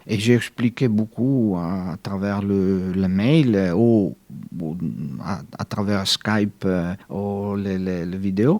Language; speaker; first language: French; non-native, fluent; Italian